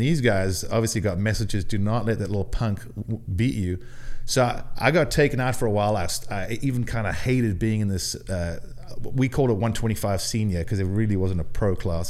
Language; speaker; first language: English; native; English